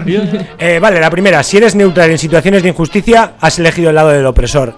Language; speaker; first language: Spanish; native; Spanish